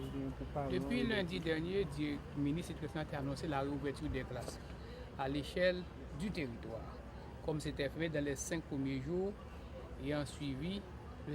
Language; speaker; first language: French; non-native, local second language; Haitian Creole